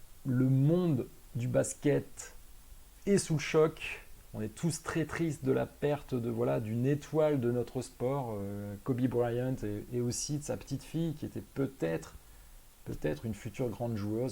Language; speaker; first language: French; native; French